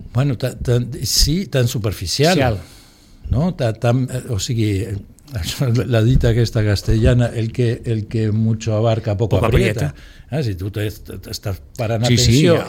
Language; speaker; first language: Catalan; non-native, local second language; Spanish